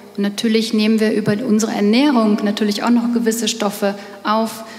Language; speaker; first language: German; native; German